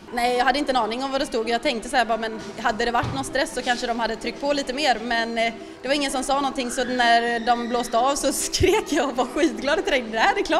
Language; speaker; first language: Swedish; native; Swedish